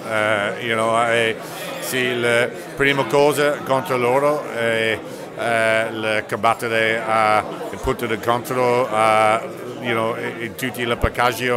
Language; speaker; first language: Italian; non-native, learner; English